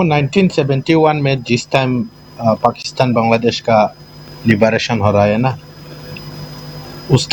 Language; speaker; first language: Hindi; non-native, fluent; Bangla